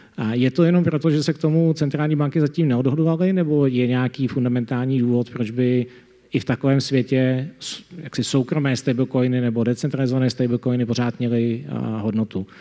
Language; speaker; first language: Czech; native; Czech